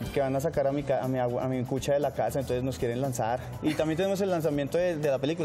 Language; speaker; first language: Spanish; native; Spanish